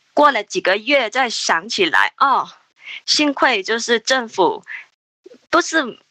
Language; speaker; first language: Chinese; non-native, local second language; Cantonese